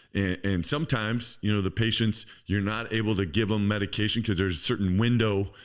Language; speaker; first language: English; native; English